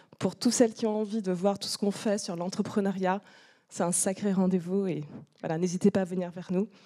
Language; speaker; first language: French; native; French